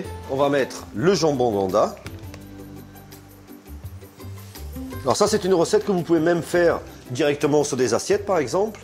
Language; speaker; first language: French; native; French